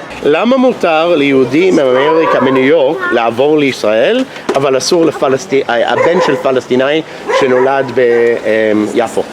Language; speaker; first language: Hebrew; non-native, fluent; English